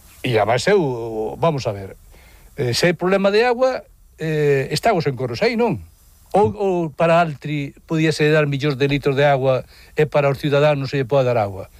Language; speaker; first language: Galician; non-native, local second language; Spanish